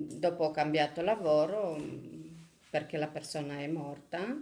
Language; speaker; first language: Italian; non-native, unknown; Romanian